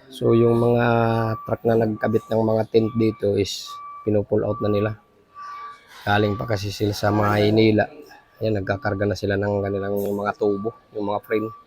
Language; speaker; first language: Filipino; non-native, local second language; Waray